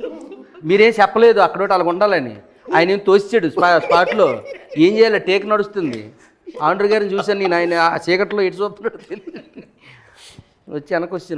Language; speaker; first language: Telugu; native; Telugu